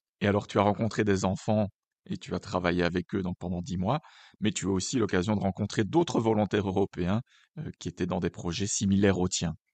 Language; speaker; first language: French; native; French